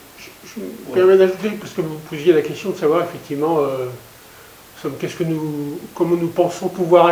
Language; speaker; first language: French; native; French